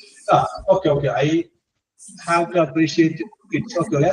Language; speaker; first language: English; non-native, local second language; Malayalam